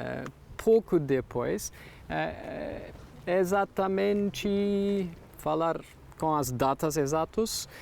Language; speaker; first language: Portuguese; non-native, learner; Turkish